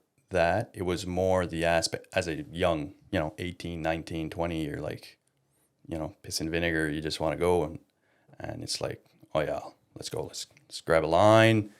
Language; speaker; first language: English; non-native, local second language; French